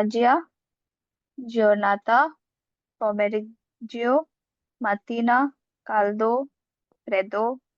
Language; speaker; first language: Italian; non-native, learner; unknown